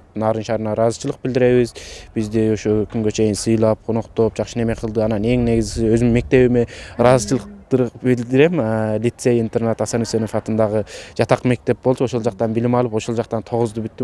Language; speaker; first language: Kyrgyz; early bilingual, heritage; Kyrgyz